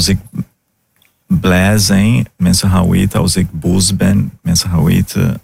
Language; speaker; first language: Dutch; non-native, fluent; Portuguese